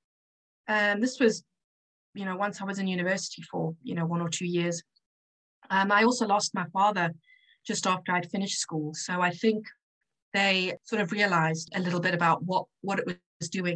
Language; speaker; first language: English; native; English